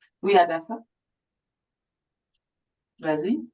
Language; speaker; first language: French; native; French